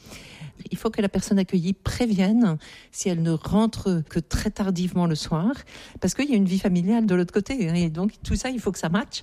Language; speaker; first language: French; native; French